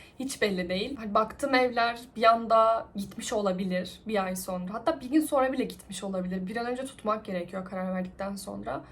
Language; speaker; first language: Turkish; native; Turkish